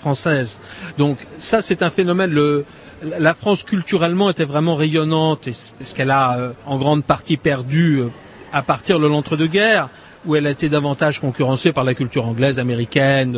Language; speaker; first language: French; native; French